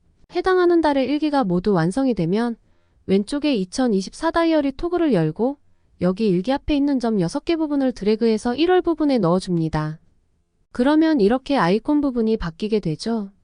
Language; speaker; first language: Korean; native; Korean